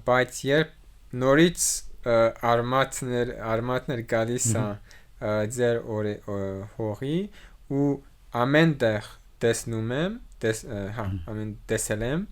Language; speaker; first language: Armenian; non-native, learner; French